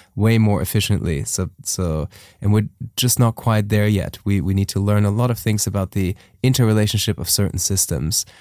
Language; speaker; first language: English; non-native, fluent; German